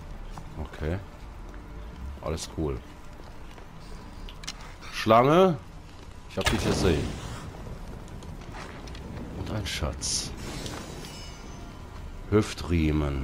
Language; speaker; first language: German; native; German